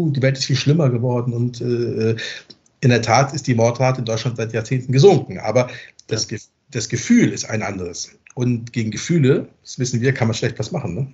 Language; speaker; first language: German; native; German